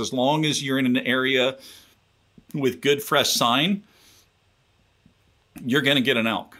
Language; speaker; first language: English; native; English